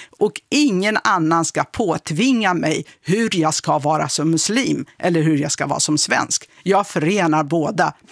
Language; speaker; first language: Swedish; non-native, fluent; Kurdish